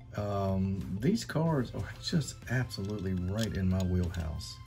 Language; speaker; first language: English; native; English